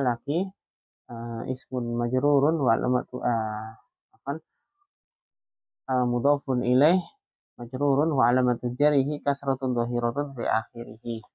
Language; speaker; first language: Arabic; non-native, learner; Indonesian